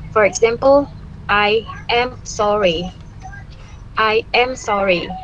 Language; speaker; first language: English; non-native, learner; Indonesian